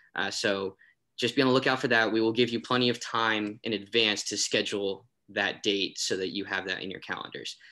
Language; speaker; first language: English; native; English